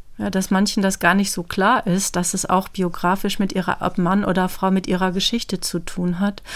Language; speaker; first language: German; native; German